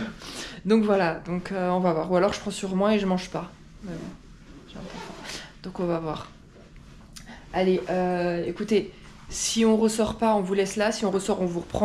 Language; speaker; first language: French; native; French